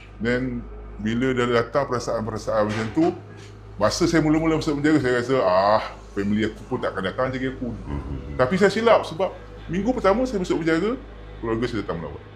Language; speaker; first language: Malay; native; Malay